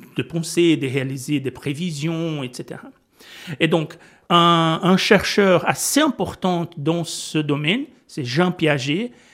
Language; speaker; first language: French; non-native, fluent; Portuguese